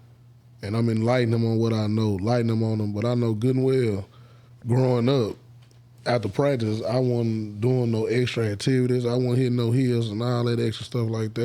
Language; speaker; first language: English; native; English